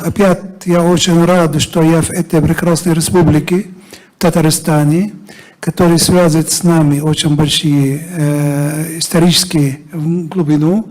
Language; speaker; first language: Russian; non-native, fluent; Arabic